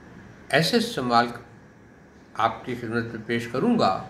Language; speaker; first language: Hindi; native; Hindi